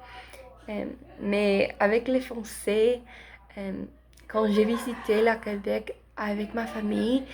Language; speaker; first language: French; non-native, learner; Spanish